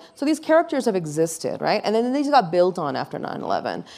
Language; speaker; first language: English; early bilingual, other home language; Urdu